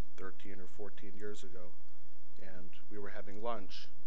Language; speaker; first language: English; native; English